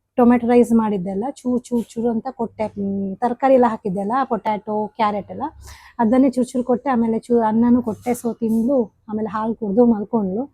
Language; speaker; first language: Kannada; non-native, local second language; Tulu